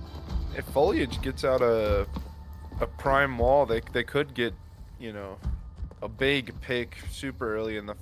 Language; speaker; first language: English; native; English